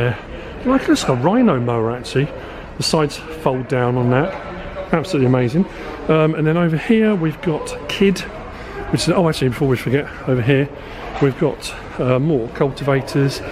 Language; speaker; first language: English; native; English